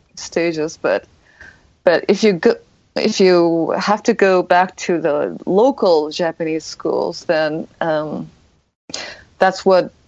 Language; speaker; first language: English; non-native, fluent; Japanese